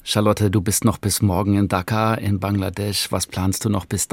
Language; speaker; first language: German; native; German